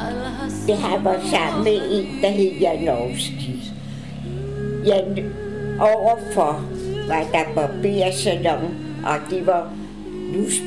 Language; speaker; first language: Danish; early bilingual, other home language; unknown